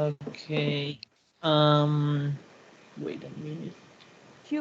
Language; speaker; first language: English; non-native, learner; Spanish